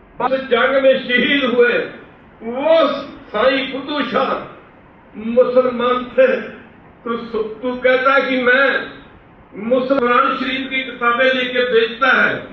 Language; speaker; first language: Urdu; non-native, local second language; Punjabi